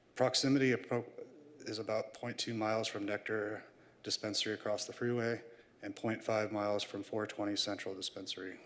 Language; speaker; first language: English; native; English